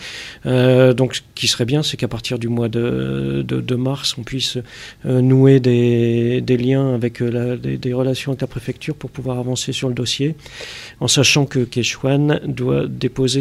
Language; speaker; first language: French; native; French